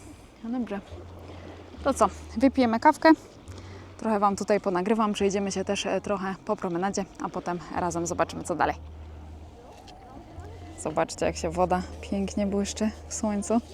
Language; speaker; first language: Polish; native; Polish